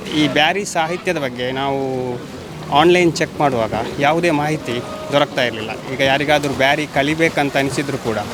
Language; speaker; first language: Kannada; non-native, local second language; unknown